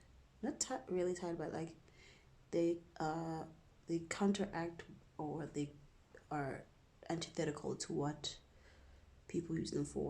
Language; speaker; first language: English; non-native, local second language; Zulu